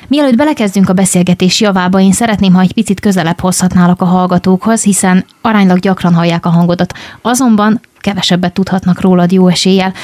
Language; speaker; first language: Hungarian; native; Hungarian